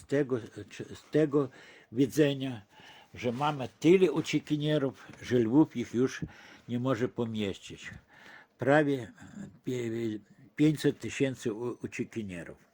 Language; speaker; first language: Polish; early bilingual, heritage; Polish